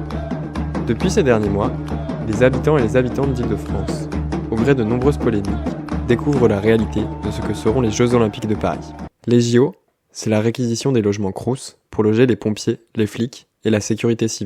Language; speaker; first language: French; native; French